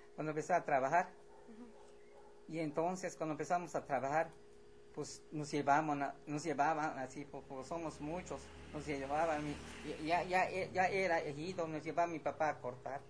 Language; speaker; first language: Spanish; non-native, local second language; Yucateco